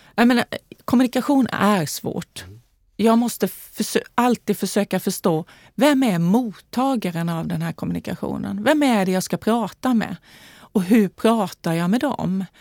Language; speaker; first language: Swedish; native; Swedish